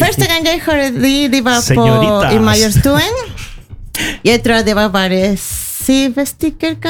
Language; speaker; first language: Norwegian; non-native, learner; Spanish